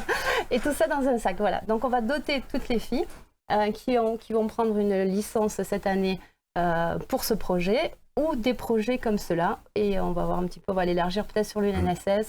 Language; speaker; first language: French; native; French